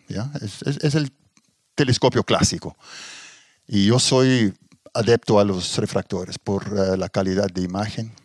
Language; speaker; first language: Spanish; non-native, fluent; Dutch